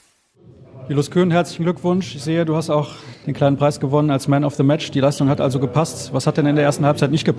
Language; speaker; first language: German; native; German